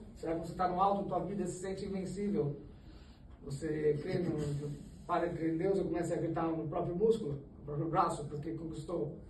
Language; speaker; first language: Portuguese; native; Portuguese